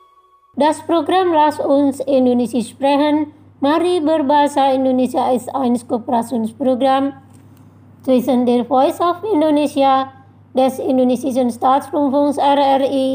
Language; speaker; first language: German; non-native, fluent; Indonesian